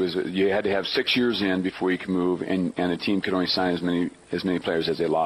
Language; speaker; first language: English; native; English